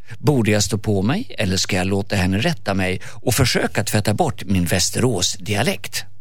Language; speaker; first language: Swedish; native; Swedish